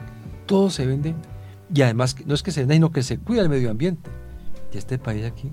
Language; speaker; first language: Spanish; native; Spanish